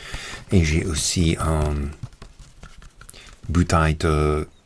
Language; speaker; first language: French; non-native, learner; English